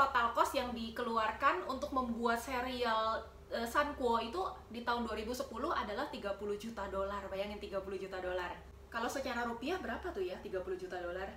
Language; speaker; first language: Indonesian; native; Indonesian